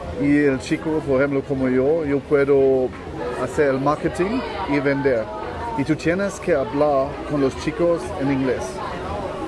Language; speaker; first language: Spanish; non-native, learner; German